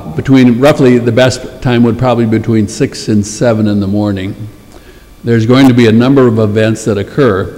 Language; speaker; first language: English; native; English